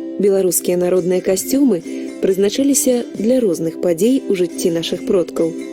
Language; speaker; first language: Belarusian; native; Belarusian